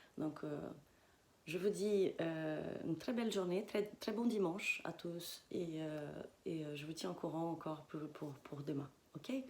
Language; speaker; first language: French; non-native, fluent; Spanish